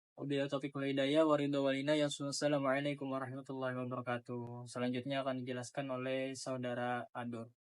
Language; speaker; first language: Indonesian; native; Indonesian